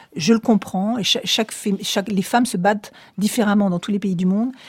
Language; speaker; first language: French; native; French